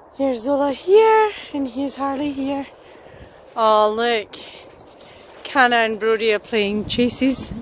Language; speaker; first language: English; native; English